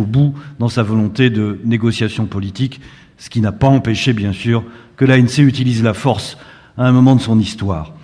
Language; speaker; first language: French; native; French